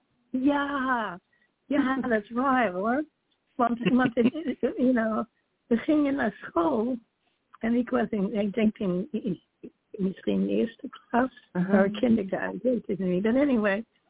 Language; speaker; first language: Dutch; early bilingual, heritage; Dutch